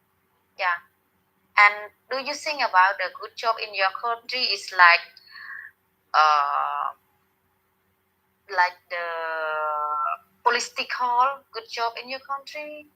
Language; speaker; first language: English; non-native, learner; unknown